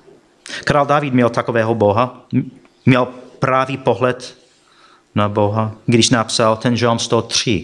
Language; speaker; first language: Czech; non-native, fluent; English